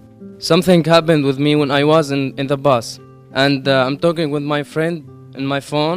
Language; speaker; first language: English; non-native, learner; Arabic